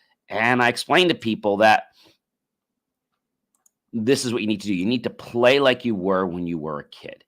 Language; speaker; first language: English; native; English